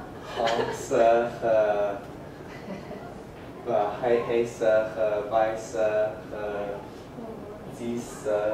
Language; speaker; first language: Chinese; non-native, learner; English